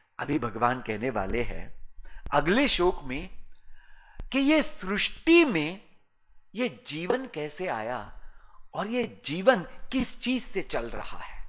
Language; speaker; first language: Hindi; native; Hindi